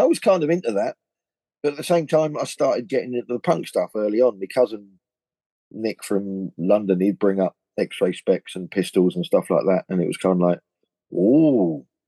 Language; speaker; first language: English; native; English